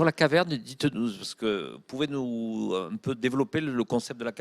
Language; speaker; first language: French; native; French